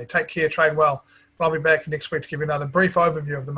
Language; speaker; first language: English; native; English